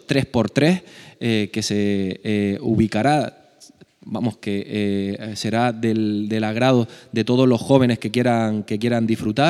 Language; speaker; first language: Spanish; native; Spanish